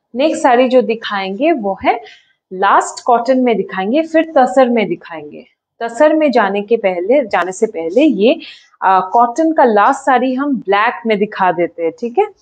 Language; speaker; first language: Hindi; non-native, local second language; Bangla